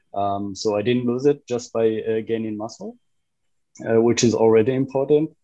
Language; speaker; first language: English; non-native, fluent; Hebrew